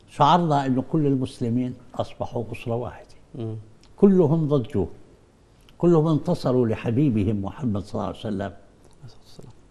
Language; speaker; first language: Arabic; native; Arabic